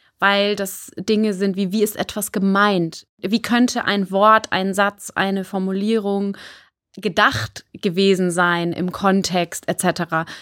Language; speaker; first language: German; native; German